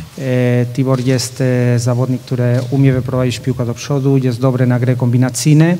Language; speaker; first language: Polish; non-native, fluent; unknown